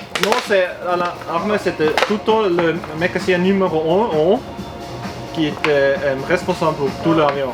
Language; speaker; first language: French; non-native, learner; German